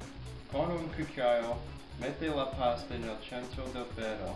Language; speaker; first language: Italian; non-native, learner; English